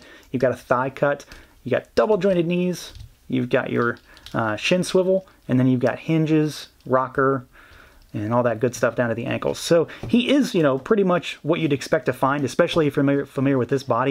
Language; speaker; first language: English; native; English